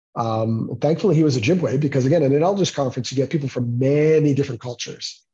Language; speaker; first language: English; native; English